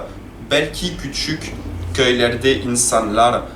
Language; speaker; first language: Turkish; non-native, learner; French